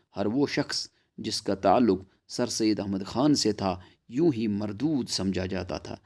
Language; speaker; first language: Urdu; non-native, local second language; Kashmiri